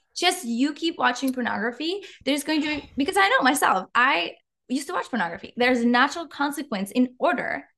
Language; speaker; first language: English; non-native, fluent; Czech